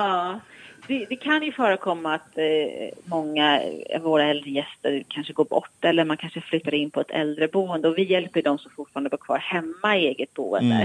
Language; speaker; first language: Swedish; native; Swedish